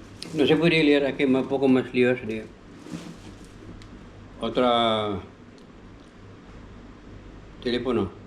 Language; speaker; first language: Spanish; non-native, learner; Filipino